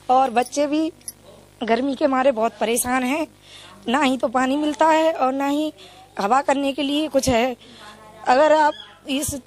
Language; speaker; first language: Hindi; native; Hindi